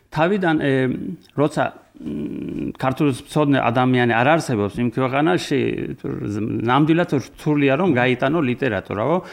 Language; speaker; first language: Georgian; early bilingual, heritage; Georgian